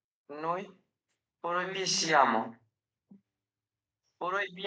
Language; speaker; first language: Italian; non-native, learner; Bangla